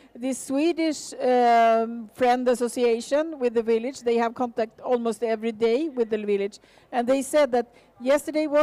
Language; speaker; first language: English; non-native, fluent; Swedish